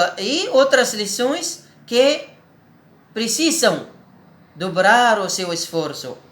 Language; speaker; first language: Portuguese; non-native, learner; Arabic